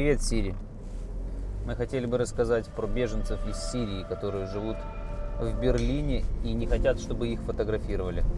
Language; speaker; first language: Russian; native; Russian